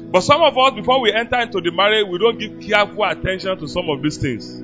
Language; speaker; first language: English; non-native, local second language; Yoruba